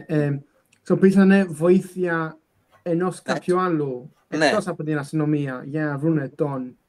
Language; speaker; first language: Greek; early bilingual, other home language; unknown